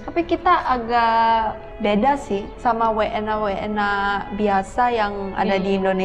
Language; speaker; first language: Indonesian; early bilingual, other home language; Korean